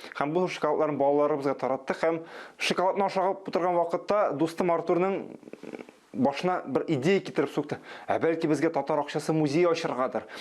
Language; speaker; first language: Tatar; native; Tatar